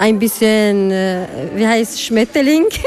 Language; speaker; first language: German; non-native, learner; Albanian